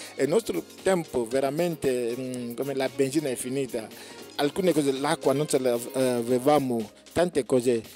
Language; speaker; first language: Italian; non-native, learner; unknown